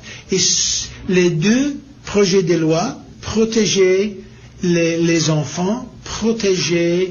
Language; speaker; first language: French; non-native, learner; English